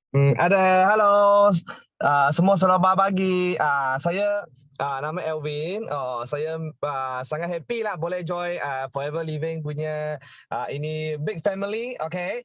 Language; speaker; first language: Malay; non-native, local second language; Chinese